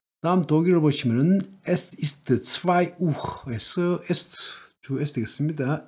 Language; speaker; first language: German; non-native, learner; Korean